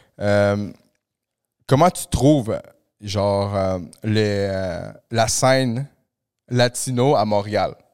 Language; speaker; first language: French; early bilingual, other home language; Spanish